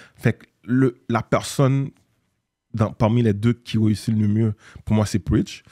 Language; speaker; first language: French; native; French